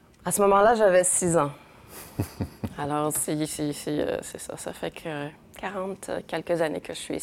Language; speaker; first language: French; early bilingual, other home language; Spanish